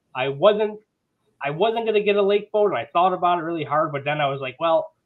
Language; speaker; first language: English; native; English